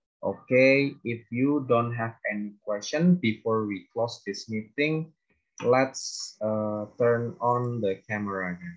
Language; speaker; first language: English; non-native, fluent; Indonesian